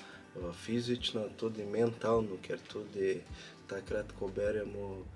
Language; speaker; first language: Slovenian; non-native, fluent; Portuguese